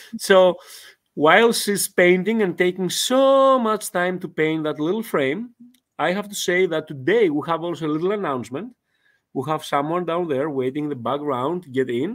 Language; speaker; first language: English; non-native, fluent; Greek